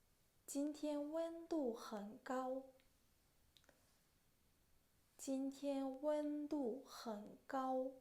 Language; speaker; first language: Chinese; non-native, fluent; Mongolian